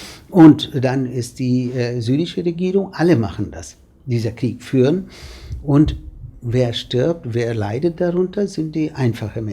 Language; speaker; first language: German; non-native, fluent; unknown